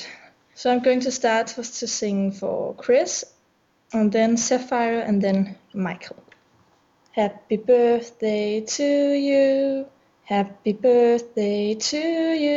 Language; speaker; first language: English; non-native, fluent; Danish